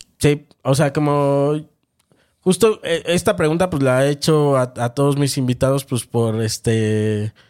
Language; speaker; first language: Spanish; native; Spanish